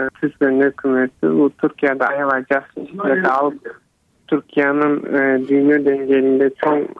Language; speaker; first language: Kyrgyz; early bilingual, heritage; Kyrgyz